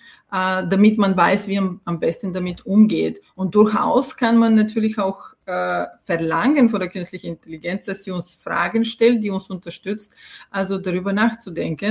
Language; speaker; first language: German; non-native, fluent; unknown